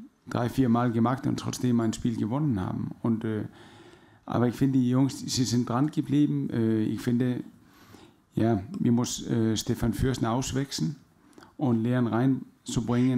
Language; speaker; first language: German; non-native, fluent; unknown